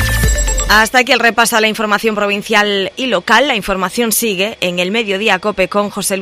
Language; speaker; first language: Spanish; native; Spanish